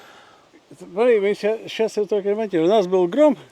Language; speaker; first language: Russian; non-native, learner; Latvian